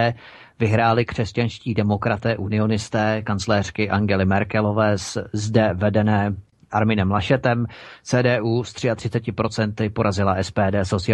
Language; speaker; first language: Czech; native; Czech